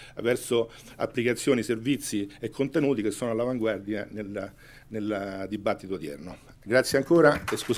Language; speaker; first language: Italian; native; Italian